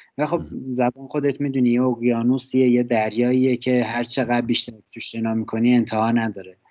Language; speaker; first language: Persian; non-native, local second language; Azerbaijani